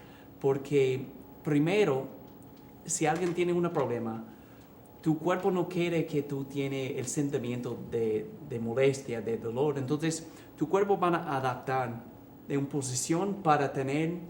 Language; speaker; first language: Spanish; early bilingual, heritage; English